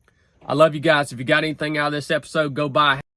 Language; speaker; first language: English; native; English